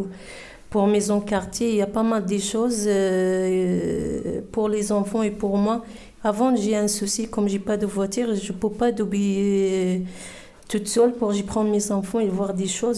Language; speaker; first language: French; non-native, learner; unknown